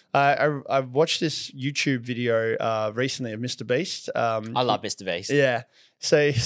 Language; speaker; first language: English; native; English